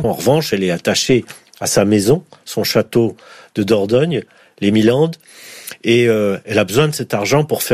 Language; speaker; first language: French; native; French